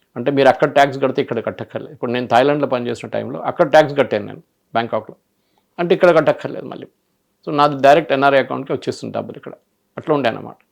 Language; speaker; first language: Telugu; early bilingual, other home language; Malayalam